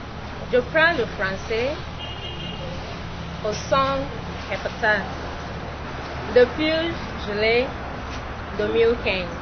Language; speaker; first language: French; non-native, learner; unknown